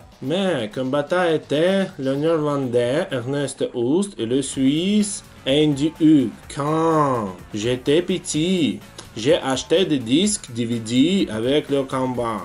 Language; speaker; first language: French; non-native, learner; Russian